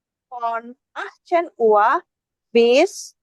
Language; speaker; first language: German; non-native, learner; Indonesian